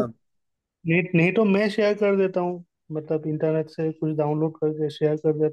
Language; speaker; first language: Urdu; native; Urdu